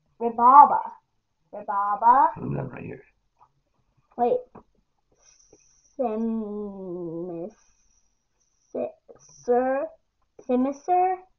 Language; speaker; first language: English; native; English